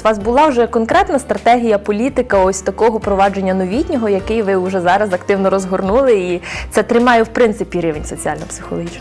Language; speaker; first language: Ukrainian; native; Ukrainian